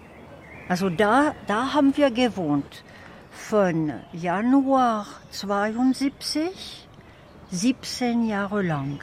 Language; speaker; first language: German; non-native, fluent; French